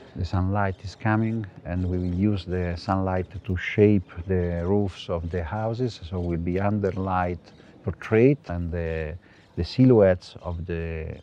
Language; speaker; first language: English; non-native, fluent; Italian